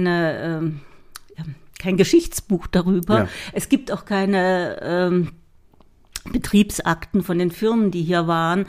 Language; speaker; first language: German; native; German